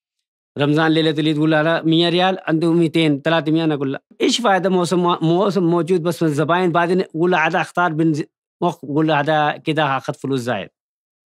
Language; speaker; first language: Arabic; non-native, learner; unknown